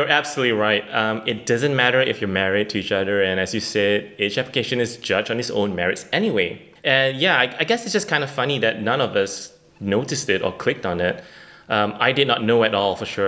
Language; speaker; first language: English; non-native, local second language; Chinese